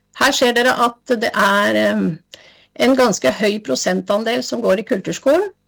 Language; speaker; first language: Norwegian; native; Norwegian